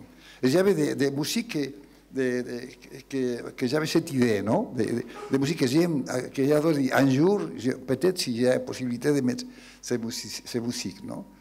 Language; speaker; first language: French; non-native, learner; Spanish